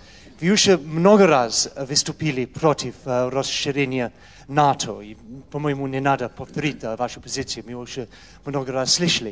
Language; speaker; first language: Russian; non-native, fluent; English